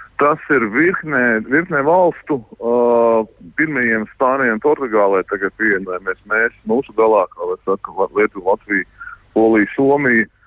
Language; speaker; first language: Latvian; native; Latvian